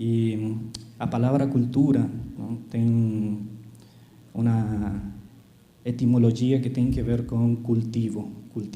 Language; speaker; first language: Portuguese; non-native, fluent; Spanish